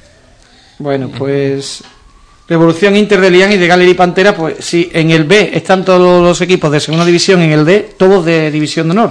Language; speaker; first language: Spanish; native; Spanish